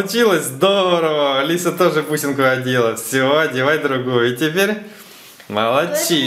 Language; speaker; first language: Russian; native; Russian